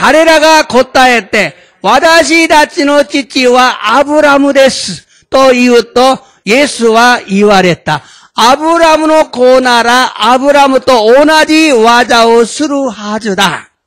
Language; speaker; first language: Japanese; non-native, fluent; Korean